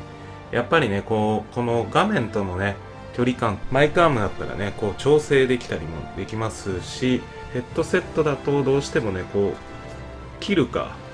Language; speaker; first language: Japanese; native; Japanese